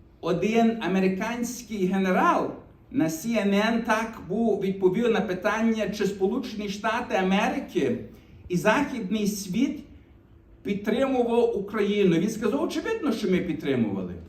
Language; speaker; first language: Ukrainian; early bilingual, heritage; Ukrainian